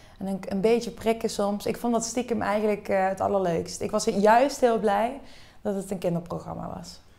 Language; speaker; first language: Dutch; native; Dutch